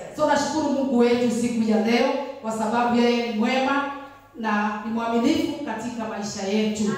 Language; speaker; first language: Swahili; non-native, local second language; Kikuyu